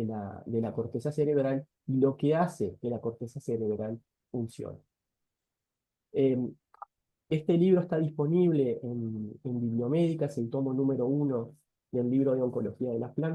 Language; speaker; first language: Spanish; native; Spanish